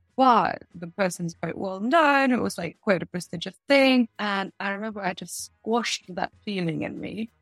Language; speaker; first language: English; early bilingual, other home language; Russian